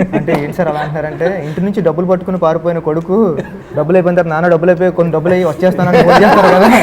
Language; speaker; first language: Telugu; native; Telugu